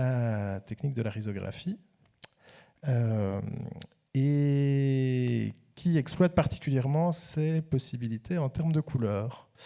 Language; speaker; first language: French; native; French